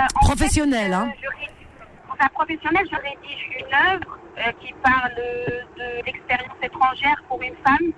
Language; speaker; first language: French; non-native, local second language; Arabic